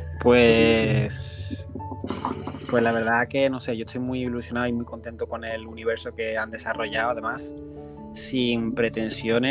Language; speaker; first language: Spanish; native; Spanish